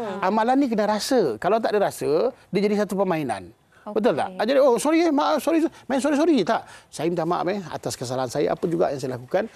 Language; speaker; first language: Malay; native; Malay